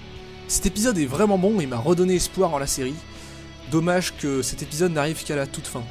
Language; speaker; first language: French; native; French